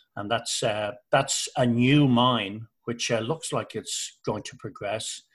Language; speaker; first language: English; native; English